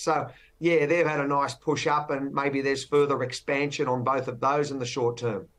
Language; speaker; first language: English; native; English